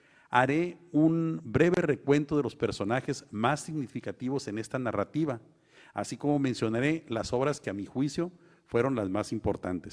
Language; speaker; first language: Spanish; native; Spanish